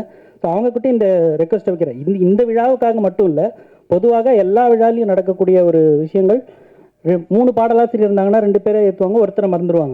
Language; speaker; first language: Tamil; native; Tamil